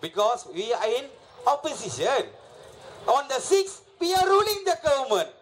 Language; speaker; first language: English; non-native, local second language; Tamil